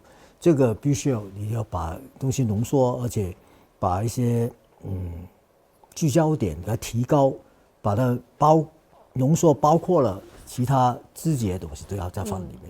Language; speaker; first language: Chinese; non-native, fluent; Cantonese